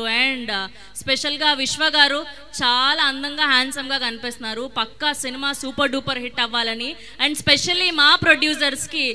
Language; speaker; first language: Telugu; native; Telugu